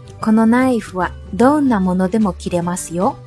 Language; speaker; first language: Japanese; non-native, fluent; Chinese